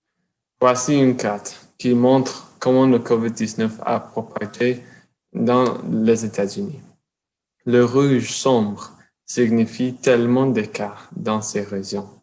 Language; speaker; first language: French; non-native, learner; English